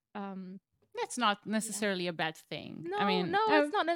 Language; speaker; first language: English; non-native, fluent; French